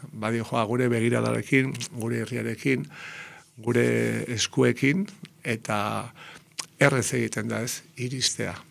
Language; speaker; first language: Basque; native; Basque